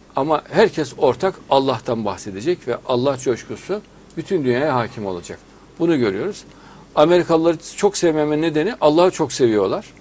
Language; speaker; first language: Turkish; native; Turkish